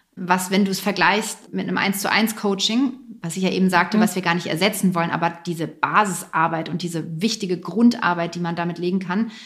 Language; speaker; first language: German; native; German